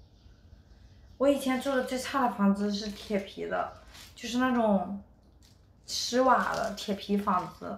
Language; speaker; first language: Chinese; native; Chinese